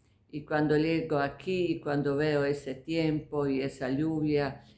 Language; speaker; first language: Spanish; non-native, fluent; Croatian